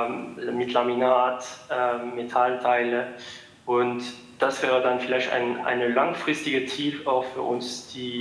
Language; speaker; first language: German; non-native, fluent; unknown